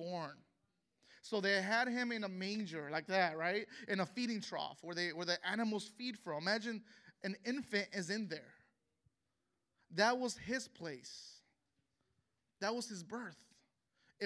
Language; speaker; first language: English; native; English